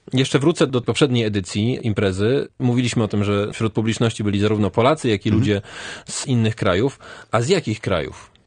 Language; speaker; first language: Polish; native; Polish